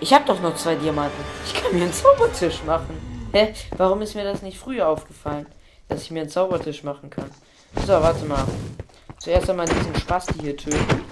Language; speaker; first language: German; native; German